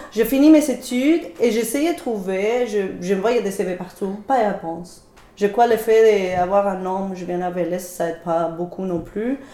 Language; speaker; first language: French; non-native, fluent; Spanish